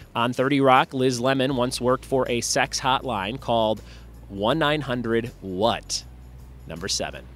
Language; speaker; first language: English; native; English